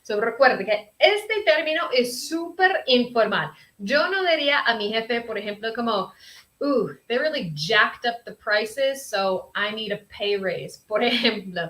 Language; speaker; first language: Spanish; early bilingual, heritage; Spanish